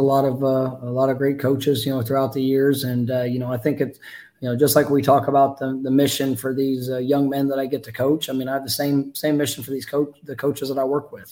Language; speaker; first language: English; native; English